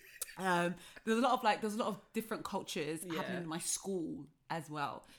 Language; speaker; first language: English; native; English